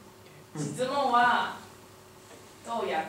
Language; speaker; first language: Japanese; non-native, learner; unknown